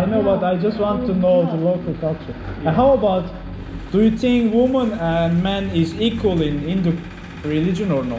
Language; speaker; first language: English; non-native, learner; Turkish